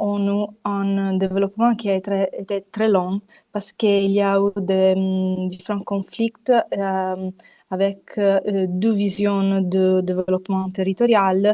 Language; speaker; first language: French; non-native, fluent; Italian